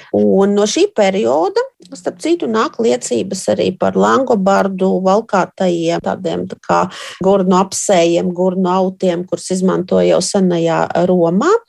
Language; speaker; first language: Latvian; native; Latvian